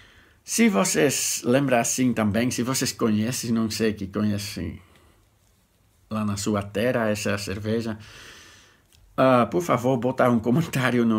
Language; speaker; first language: Portuguese; non-native, fluent; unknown